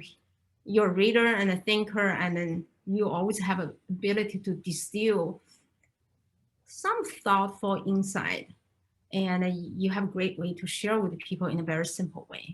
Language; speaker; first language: English; non-native, fluent; Chinese